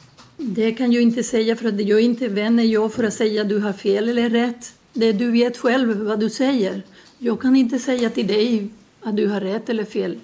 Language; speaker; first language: Swedish; non-native, fluent; Spanish